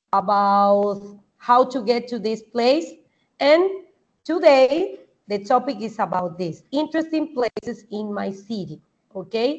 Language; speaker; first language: English; non-native, fluent; Spanish